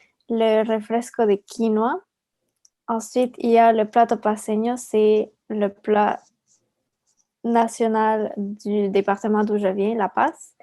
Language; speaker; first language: French; early bilingual, other home language; Spanish